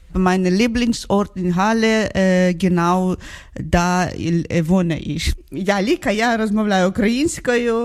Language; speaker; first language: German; non-native, learner; Ukrainian